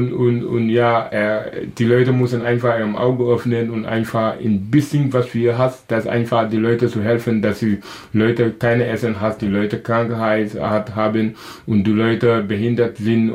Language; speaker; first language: German; non-native, learner; Wolof